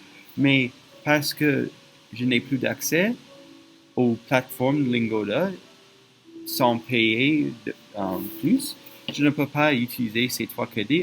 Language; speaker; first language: French; non-native, fluent; English